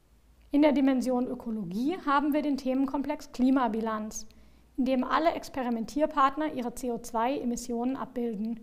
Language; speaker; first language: German; native; German